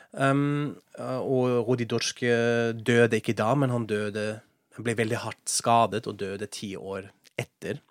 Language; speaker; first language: Norwegian; non-native, fluent; German